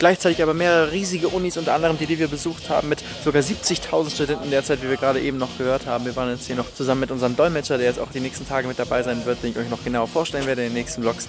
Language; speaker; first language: German; native; German